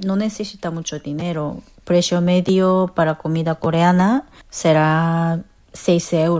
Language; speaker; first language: Spanish; non-native, learner; Korean